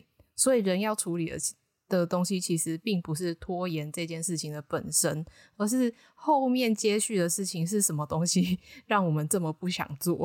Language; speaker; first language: Chinese; native; Chinese